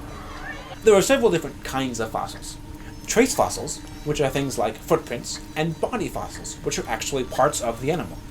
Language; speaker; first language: English; native; English